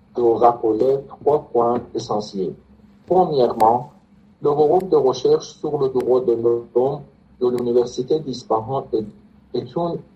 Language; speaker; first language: French; non-native, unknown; Persian